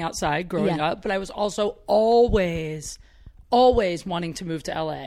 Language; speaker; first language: English; native; English